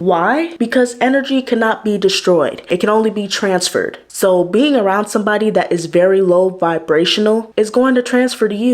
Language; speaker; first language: English; native; English